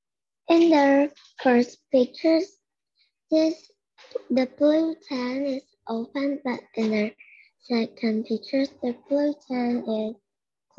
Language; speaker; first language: English; non-native, learner; Vietnamese